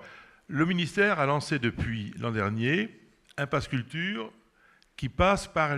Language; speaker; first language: French; native; French